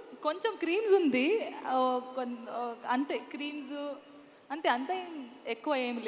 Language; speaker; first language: Telugu; non-native, learner; Kannada